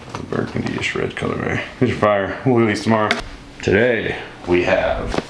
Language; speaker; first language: English; native; English